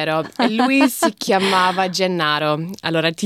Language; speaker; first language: Italian; non-native, fluent; English